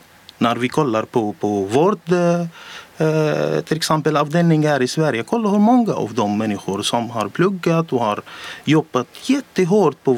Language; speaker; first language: Swedish; non-native, learner; Arabic